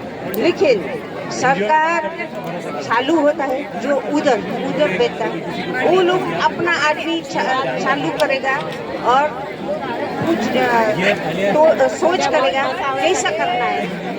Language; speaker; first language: Hindi; non-native, local second language; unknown